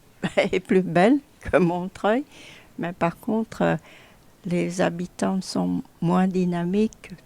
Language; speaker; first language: French; non-native, fluent; Vietnamese